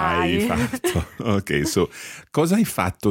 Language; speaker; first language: Italian; non-native, fluent; English